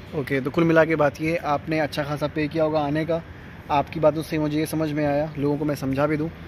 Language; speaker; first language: Hindi; native; Hindi